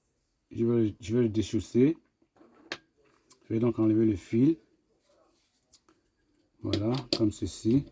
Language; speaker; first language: French; native; French